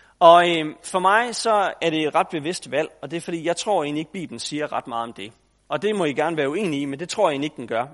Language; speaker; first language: Danish; native; Danish